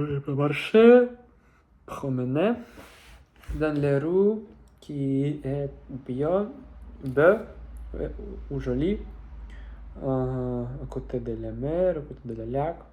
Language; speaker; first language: French; non-native, learner; Russian